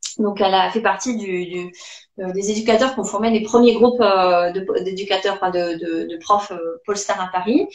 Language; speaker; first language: French; native; French